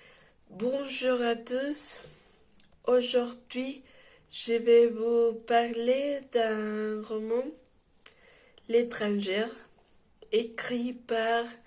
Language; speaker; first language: French; non-native, learner; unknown